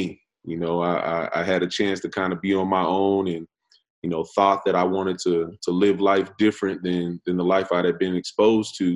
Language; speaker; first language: English; native; English